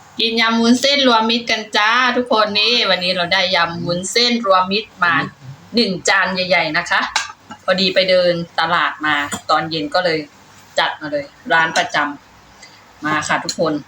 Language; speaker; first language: Thai; native; Thai